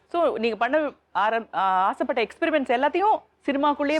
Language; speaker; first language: Tamil; native; Tamil